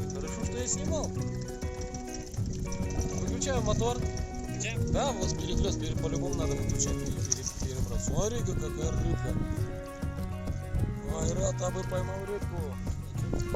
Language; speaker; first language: Russian; native; Russian